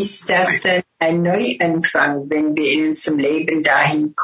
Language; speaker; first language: German; non-native, fluent; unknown